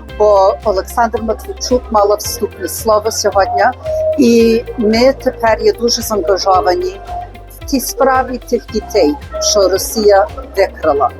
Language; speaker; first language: Ukrainian; early bilingual, heritage; Ukrainian